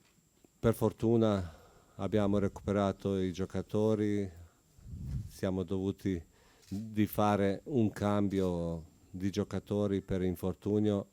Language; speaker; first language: Italian; non-native, fluent; Bosnian